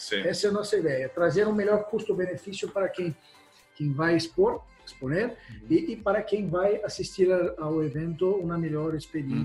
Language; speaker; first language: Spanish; non-native, learner; Portuguese